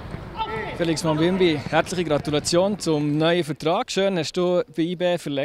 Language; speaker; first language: German; native; German